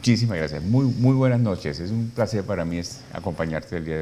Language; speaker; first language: Spanish; native; Spanish